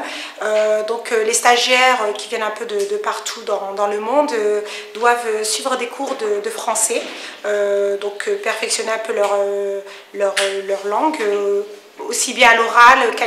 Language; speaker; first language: French; native; French